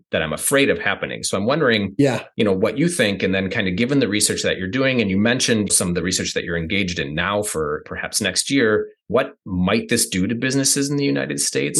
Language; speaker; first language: English; native; English